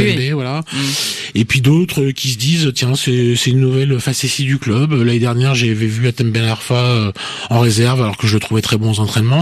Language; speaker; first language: French; native; French